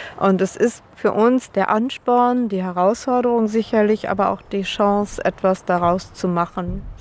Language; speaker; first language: German; native; German